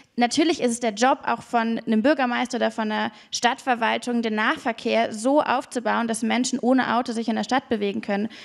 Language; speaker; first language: German; native; German